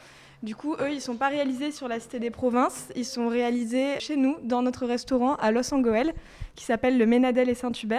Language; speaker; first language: French; native; French